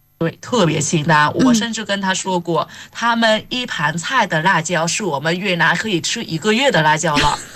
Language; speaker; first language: Chinese; non-native, fluent; Vietnamese